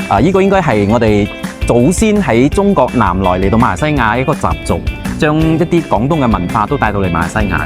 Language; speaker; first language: Cantonese; non-native, local second language; Hakka Chinese